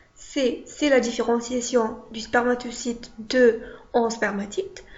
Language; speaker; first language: French; non-native, local second language; Arabic